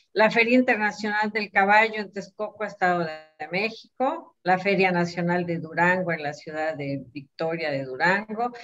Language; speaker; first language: Spanish; native; Spanish